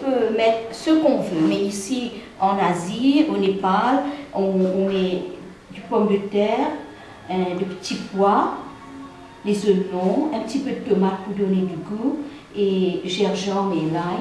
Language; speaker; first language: French; non-native, fluent; Nepali